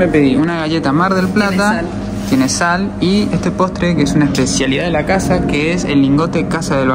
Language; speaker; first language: Spanish; native; Spanish